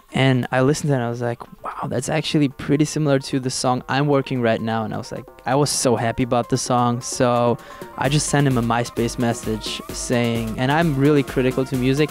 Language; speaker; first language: English; non-native, fluent; German